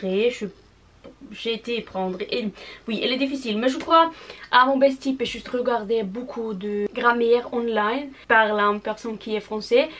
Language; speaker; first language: French; non-native, learner; English